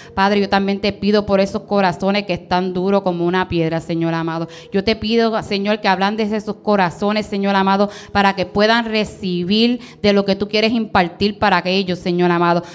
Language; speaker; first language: Spanish; early bilingual, heritage; Spanish